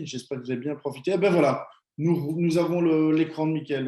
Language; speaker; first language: French; native; French